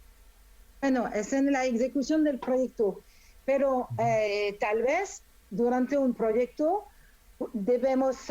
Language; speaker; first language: Spanish; non-native, fluent; French